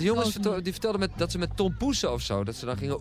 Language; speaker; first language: Dutch; native; Dutch